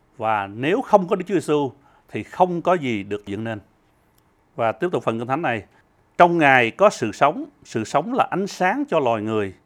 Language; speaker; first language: Vietnamese; early bilingual, heritage; Vietnamese